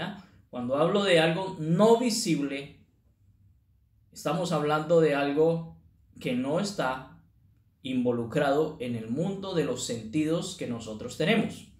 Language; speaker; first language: Spanish; native; Spanish